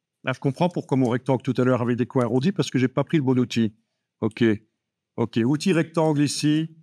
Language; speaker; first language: French; native; French